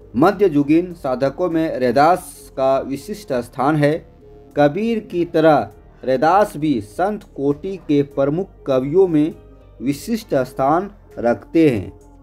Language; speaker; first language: Hindi; native; Hindi